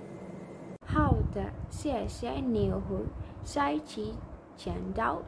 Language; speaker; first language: Chinese; non-native, learner; Malay